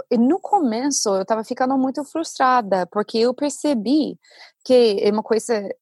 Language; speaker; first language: Portuguese; non-native, fluent; English